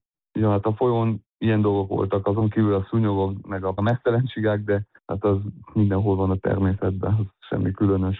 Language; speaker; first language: Hungarian; early bilingual, heritage; Hungarian